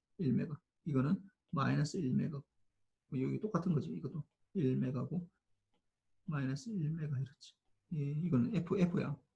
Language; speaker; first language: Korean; native; Korean